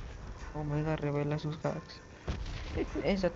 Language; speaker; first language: Spanish; native; Spanish